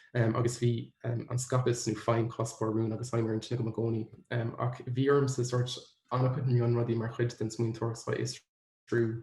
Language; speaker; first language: Irish; native; Irish